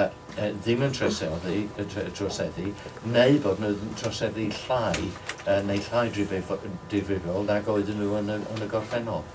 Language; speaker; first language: Welsh; non-native, local second language; English